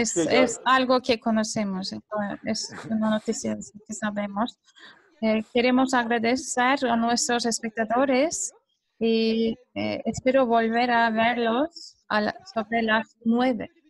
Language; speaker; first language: Spanish; non-native, fluent; Turkish